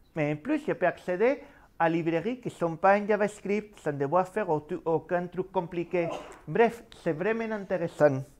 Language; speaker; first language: French; non-native, fluent; Spanish